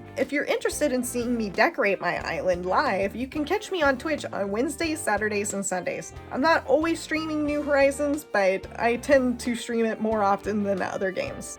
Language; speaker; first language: English; native; English